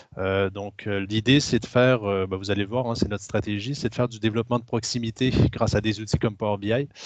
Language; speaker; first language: French; native; French